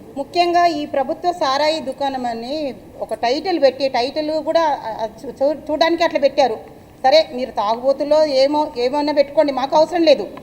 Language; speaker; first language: Telugu; native; Telugu